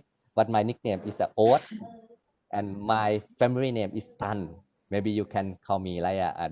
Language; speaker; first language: English; non-native, learner; Thai